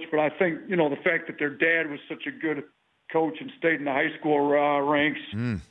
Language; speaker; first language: English; native; English